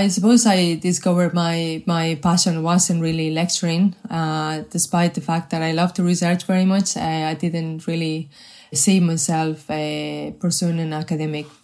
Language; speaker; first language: English; non-native, fluent; Spanish